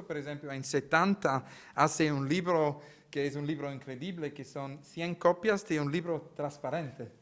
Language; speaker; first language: Spanish; non-native, learner; Italian